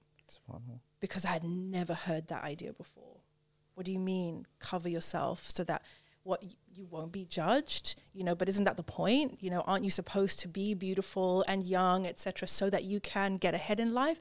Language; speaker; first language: English; native; English